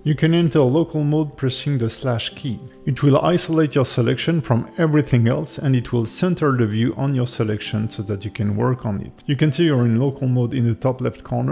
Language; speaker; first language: English; non-native, fluent; French